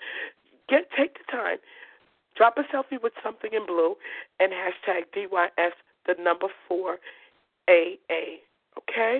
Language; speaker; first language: English; native; English